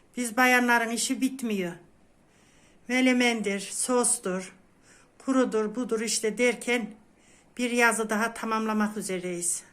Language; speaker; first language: Turkish; native; Turkish